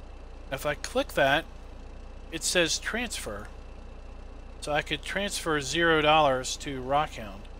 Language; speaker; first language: English; native; English